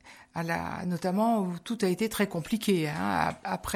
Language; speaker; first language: French; native; French